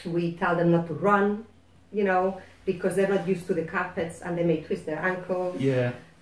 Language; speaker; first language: English; non-native, fluent; Spanish